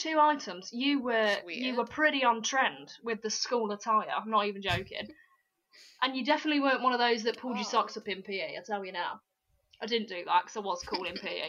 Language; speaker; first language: English; native; English